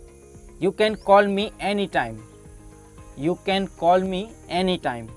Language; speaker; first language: English; non-native, fluent; Hindi